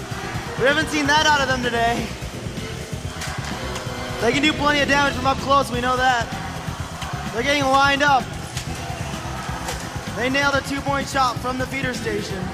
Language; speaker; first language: English; native; English